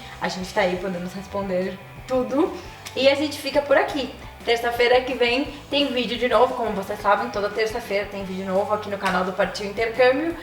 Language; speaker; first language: Portuguese; native; Portuguese